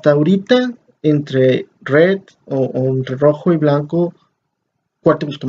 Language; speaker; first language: Spanish; native; Spanish